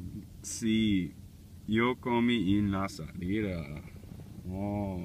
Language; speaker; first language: Spanish; non-native, learner; English